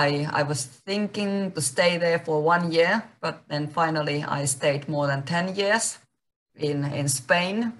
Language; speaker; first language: English; non-native, fluent; Finnish